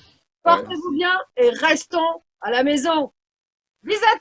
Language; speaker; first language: French; native; French